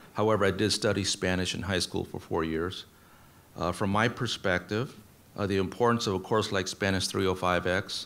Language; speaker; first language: English; native; English